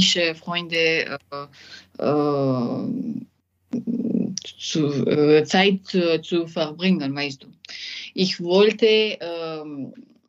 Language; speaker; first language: German; non-native, learner; French